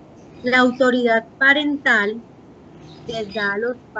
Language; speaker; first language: Spanish; native; Spanish